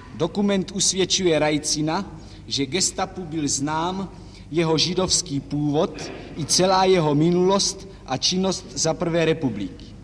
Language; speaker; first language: Czech; native; Czech